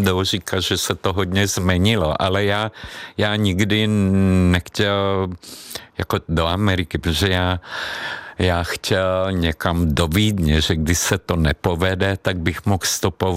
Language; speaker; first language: Czech; non-native, fluent; Hungarian